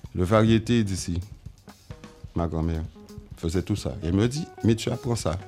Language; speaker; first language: French; native; French